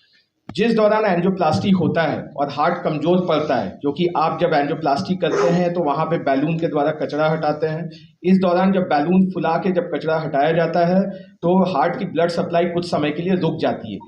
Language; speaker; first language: Hindi; native; Hindi